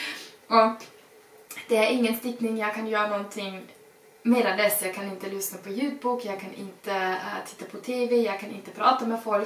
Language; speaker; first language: Swedish; non-native, fluent; German